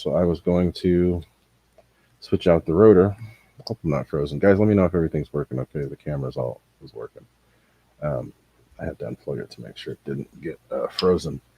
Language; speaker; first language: English; native; English